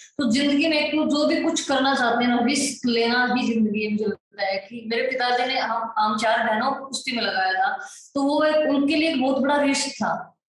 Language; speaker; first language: Hindi; native; Hindi